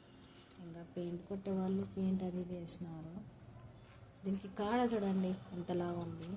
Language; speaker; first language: Telugu; native; Telugu